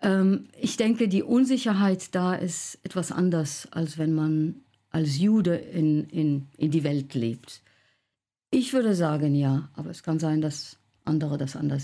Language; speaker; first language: German; non-native, fluent; Arabic